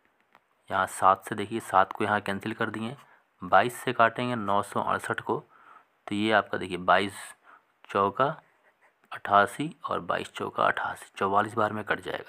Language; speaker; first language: Hindi; native; Hindi